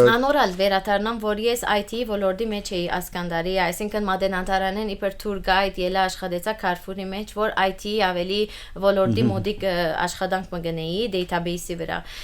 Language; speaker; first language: Armenian; early bilingual, heritage; Armenian